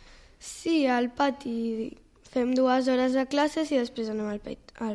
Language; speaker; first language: Catalan; non-native, local second language; Spanish